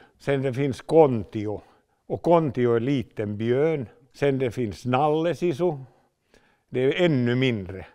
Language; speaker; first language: Swedish; non-native, local second language; Finnish